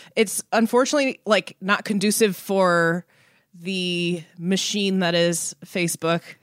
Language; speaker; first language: English; native; English